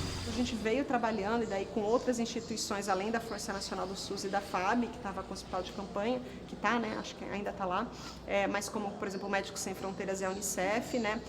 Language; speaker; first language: Portuguese; native; Portuguese